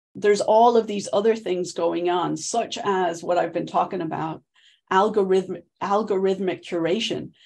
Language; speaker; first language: English; native; English